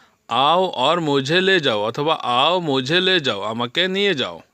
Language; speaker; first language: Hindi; non-native, learner; Bangla